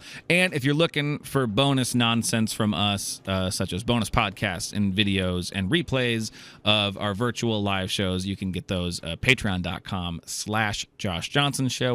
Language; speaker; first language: English; native; English